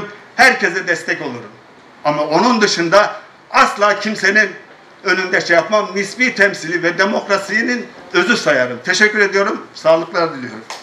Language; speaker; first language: Turkish; native; Turkish